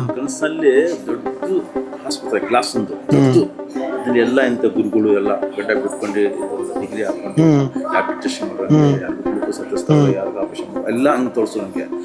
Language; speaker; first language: Kannada; non-native, local second language; Urdu